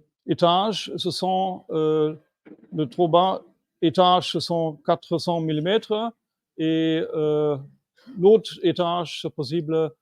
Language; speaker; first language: French; non-native, fluent; German